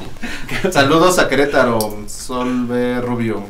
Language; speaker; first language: Spanish; native; Spanish